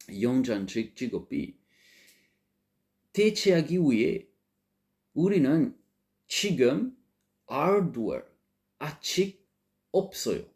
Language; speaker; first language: Korean; non-native, learner; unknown